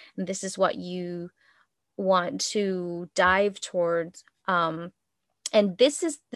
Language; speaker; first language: English; non-native, fluent; Vietnamese